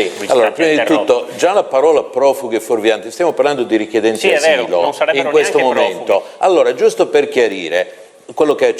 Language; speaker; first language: Italian; native; Italian